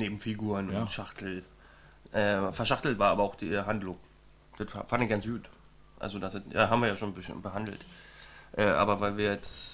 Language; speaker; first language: German; native; German